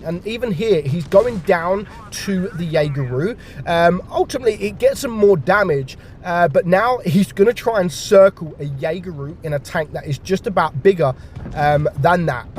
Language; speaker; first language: English; native; English